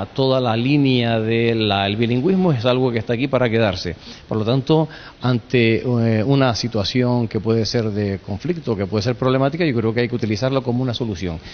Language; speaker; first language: Spanish; native; Spanish